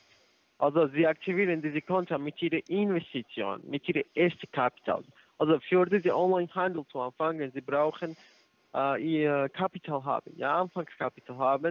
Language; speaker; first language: German; non-native, learner; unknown